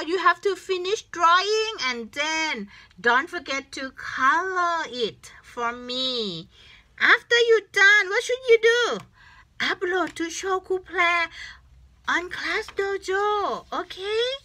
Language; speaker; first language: English; non-native, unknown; Thai